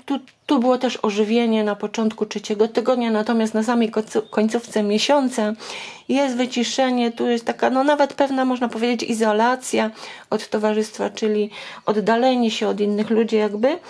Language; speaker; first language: Polish; native; Polish